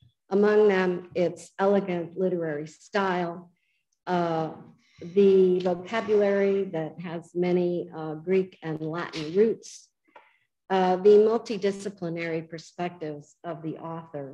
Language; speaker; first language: English; native; English